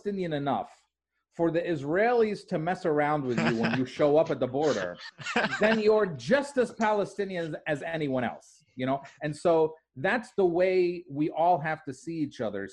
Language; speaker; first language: English; native; English